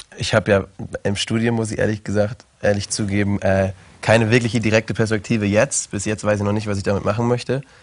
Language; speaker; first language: German; native; German